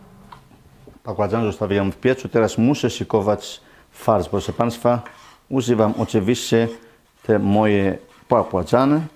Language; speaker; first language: Polish; non-native, learner; Greek